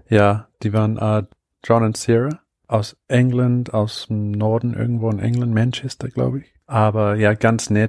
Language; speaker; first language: German; non-native, fluent; English